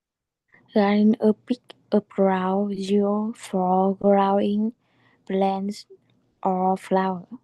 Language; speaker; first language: English; non-native, learner; Chinese